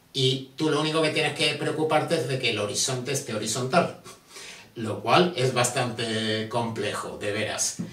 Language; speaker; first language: Spanish; native; Spanish